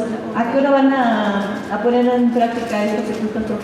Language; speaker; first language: Spanish; native; Spanish